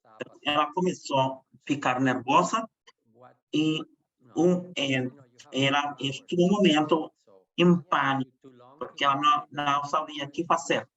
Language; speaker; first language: Portuguese; non-native, fluent; Spanish